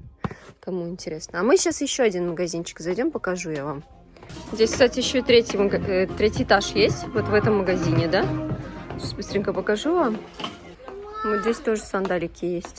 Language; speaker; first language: Russian; native; Russian